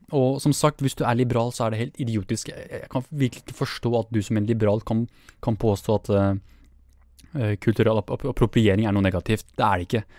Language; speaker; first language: Norwegian; early bilingual, other home language; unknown